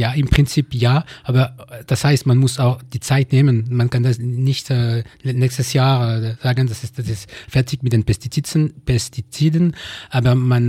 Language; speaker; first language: German; non-native, local second language; French